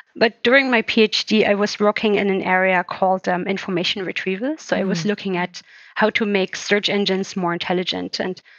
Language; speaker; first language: English; non-native, fluent; German